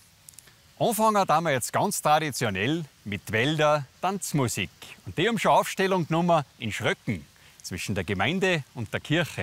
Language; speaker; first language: German; native; German